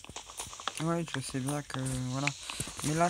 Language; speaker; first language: French; native; French